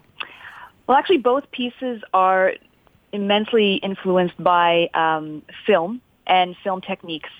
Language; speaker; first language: English; non-native, local second language; French